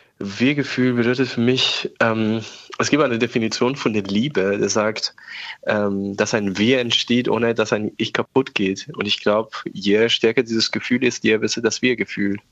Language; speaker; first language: German; non-native, fluent; Persian